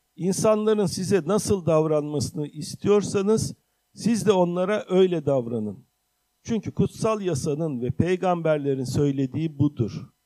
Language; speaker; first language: Turkish; native; Turkish